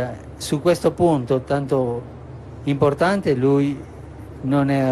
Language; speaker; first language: Italian; non-native, fluent; Spanish